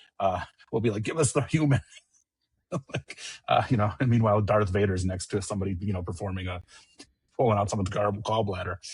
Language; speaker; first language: English; native; English